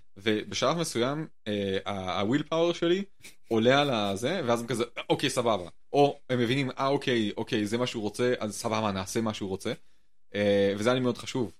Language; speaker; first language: Hebrew; native; Hebrew